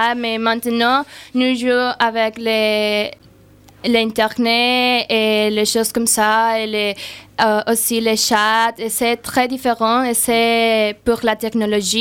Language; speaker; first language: French; non-native, learner; Spanish